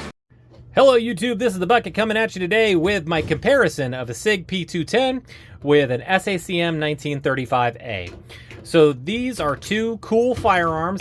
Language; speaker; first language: English; native; English